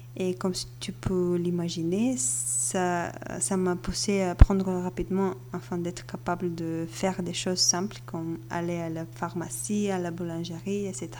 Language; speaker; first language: French; non-native, learner; Bulgarian